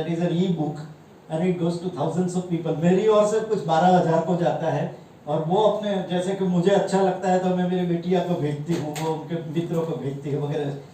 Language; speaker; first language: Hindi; non-native, local second language; Gujarati